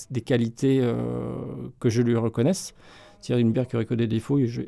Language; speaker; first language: French; native; French